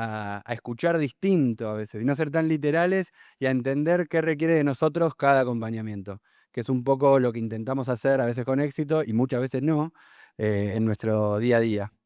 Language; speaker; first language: Spanish; native; Spanish